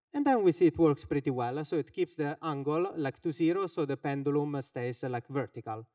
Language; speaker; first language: English; non-native, fluent; Finnish